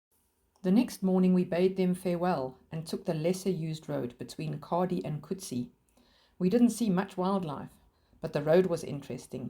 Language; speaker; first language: English; native; English